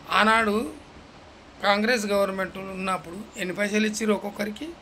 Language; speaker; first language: Telugu; native; Telugu